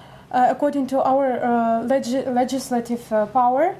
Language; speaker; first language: English; non-native, fluent; Russian